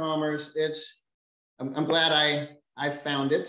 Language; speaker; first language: English; native; English